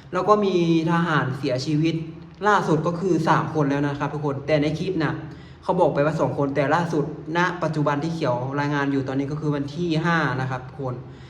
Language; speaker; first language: Thai; native; Thai